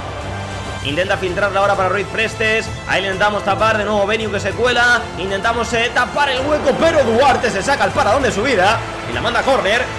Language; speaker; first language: Spanish; native; Spanish